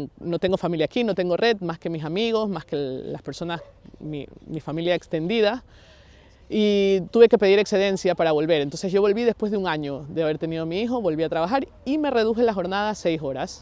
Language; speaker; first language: Spanish; native; Spanish